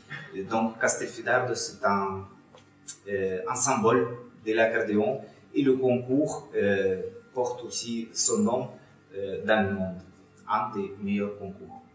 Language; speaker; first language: French; non-native, fluent; Russian